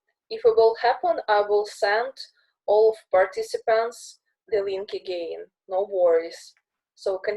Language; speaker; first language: English; non-native, learner; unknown